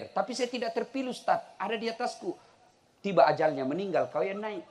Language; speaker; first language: Indonesian; native; Indonesian